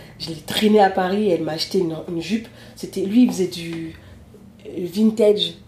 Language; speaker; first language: French; early bilingual, other home language; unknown